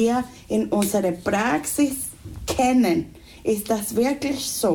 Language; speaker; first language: German; non-native, fluent; Spanish